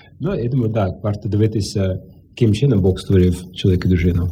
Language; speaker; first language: Ukrainian; non-native, learner; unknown